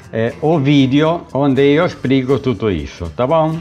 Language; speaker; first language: Portuguese; non-native, learner; Italian